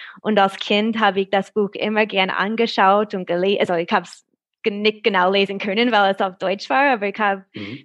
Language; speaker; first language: German; non-native, fluent; English